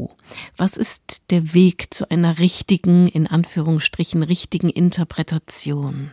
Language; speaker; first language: German; native; German